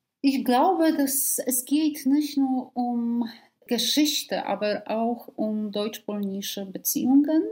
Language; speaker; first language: German; non-native, fluent; Polish